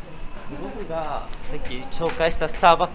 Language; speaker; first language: Japanese; native; Japanese